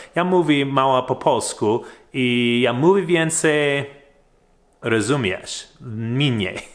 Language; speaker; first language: Polish; non-native, learner; English